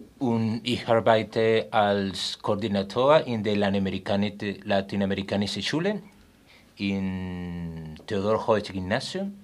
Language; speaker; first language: German; non-native, learner; Spanish